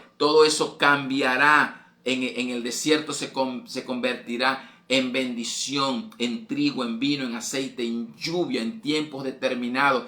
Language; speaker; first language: Spanish; native; Spanish